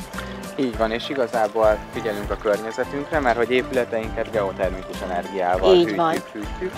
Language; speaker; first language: Hungarian; native; Hungarian